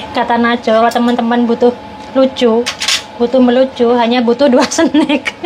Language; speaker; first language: Indonesian; native; Indonesian